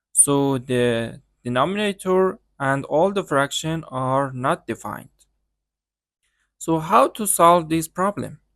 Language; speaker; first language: English; non-native, learner; Persian